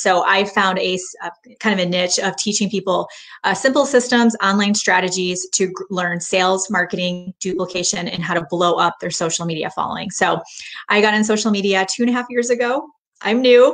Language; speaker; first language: English; native; English